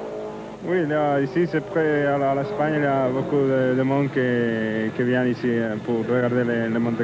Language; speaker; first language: French; non-native, fluent; Spanish